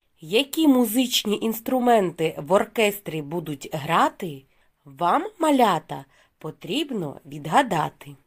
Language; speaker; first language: Ukrainian; native; Ukrainian